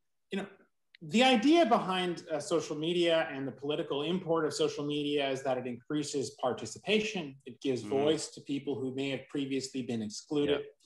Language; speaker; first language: English; native; English